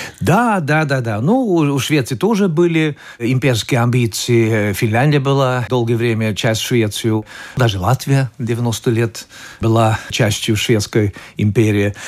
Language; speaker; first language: Russian; non-native, fluent; Swedish